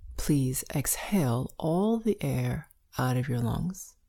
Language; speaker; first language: English; native; English